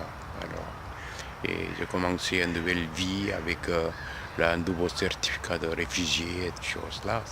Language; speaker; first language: French; non-native, learner; Korean